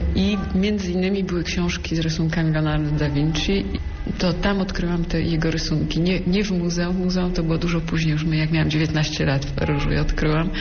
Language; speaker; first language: Polish; early bilingual, heritage; Polish